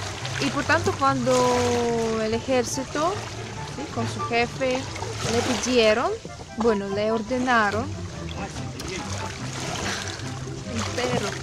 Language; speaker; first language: Spanish; non-native, fluent; Russian